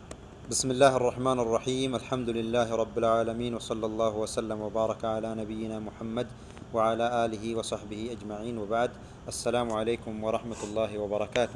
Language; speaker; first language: Arabic; non-native, fluent; Oromo